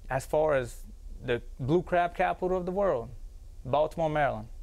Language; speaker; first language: English; native; English